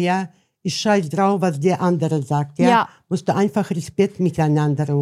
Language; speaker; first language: German; non-native, learner; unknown